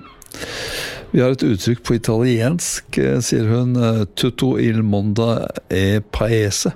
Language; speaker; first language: Norwegian; native; Norwegian